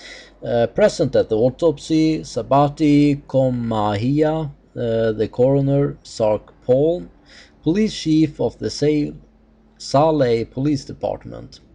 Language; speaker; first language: English; non-native, fluent; Swedish